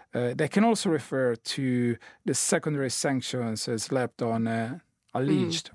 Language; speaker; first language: English; non-native, fluent; Italian